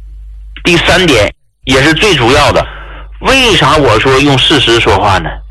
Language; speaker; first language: Chinese; native; Chinese